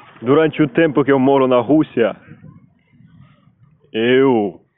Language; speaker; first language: Portuguese; non-native, learner; Spanish